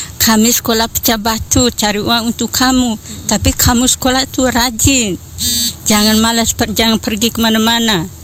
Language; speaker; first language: Indonesian; non-native, local second language; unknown